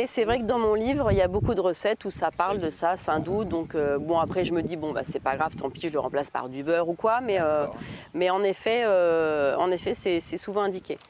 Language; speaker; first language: French; native; French